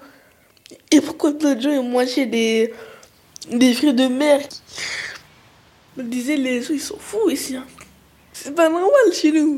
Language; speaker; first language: French; early bilingual, other home language; Arabic